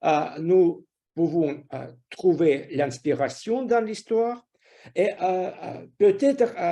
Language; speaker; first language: French; non-native, fluent; Russian